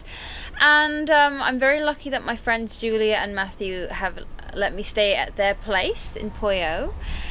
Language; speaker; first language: English; native; English